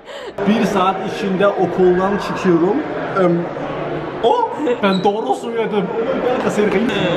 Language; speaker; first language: Turkish; early bilingual, heritage; Turkish